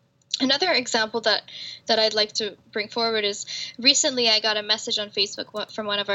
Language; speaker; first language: English; native; English